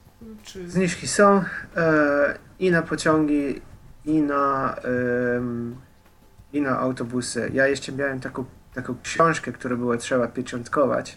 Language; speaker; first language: Polish; non-native, fluent; Slovenian